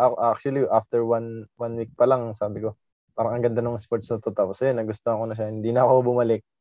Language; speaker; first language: Filipino; native; Filipino